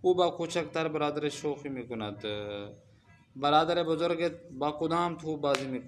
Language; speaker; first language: Persian; non-native, fluent; Urdu